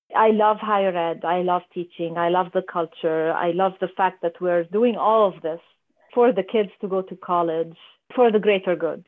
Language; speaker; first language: English; non-native, fluent; Arabic